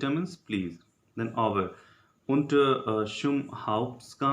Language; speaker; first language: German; non-native, learner; Hindi